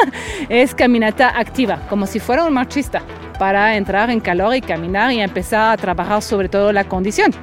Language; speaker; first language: Spanish; non-native, fluent; French